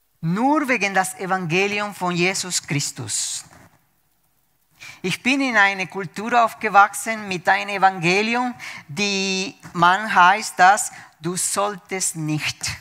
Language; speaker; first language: German; non-native, fluent; Spanish